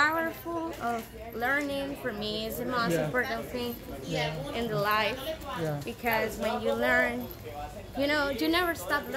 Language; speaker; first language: English; non-native, fluent; Spanish